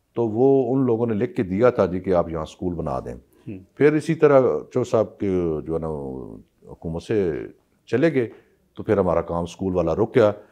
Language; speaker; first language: Urdu; non-native, local second language; Punjabi